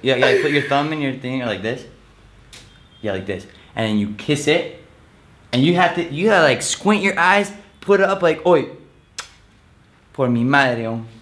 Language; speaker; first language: English; native; English